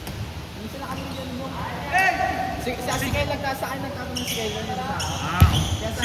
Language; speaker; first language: Filipino; native; Filipino